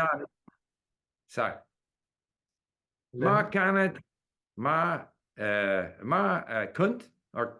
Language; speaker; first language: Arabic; non-native, learner; English